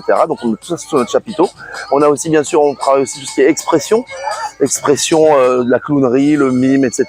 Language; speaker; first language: French; native; French